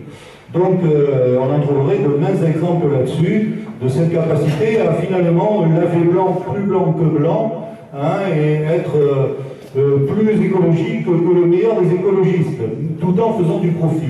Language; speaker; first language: French; native; French